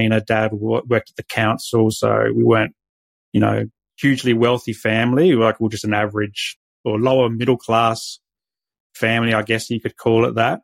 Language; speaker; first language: English; native; English